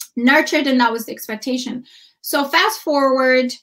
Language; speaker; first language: English; non-native, fluent; Amharic